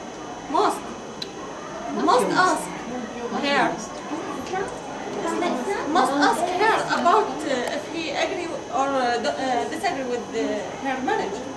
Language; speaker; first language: English; non-native, learner; Arabic